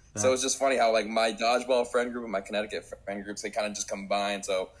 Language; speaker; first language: English; native; English